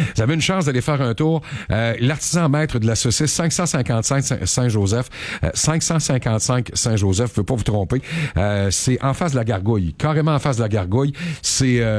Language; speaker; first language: French; native; French